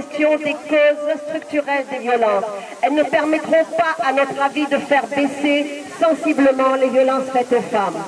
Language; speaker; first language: French; native; French